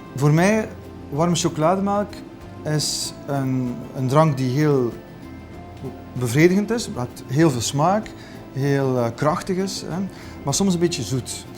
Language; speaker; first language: Dutch; native; Dutch